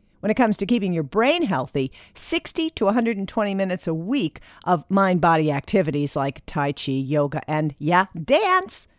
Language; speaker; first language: English; native; English